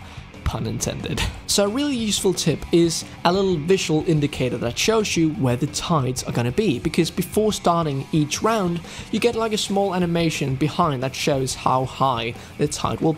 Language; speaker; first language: English; non-native, fluent; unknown